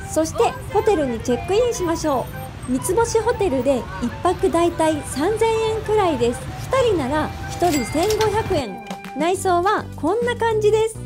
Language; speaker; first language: Japanese; native; Japanese